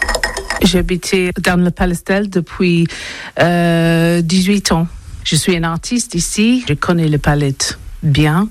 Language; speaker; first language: French; non-native, learner; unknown